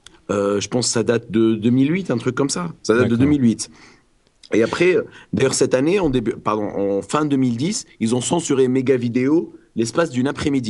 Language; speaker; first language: French; non-native, local second language; Arabic